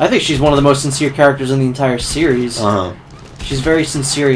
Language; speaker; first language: English; native; English